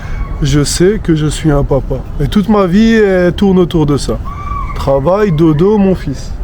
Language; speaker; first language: French; native; French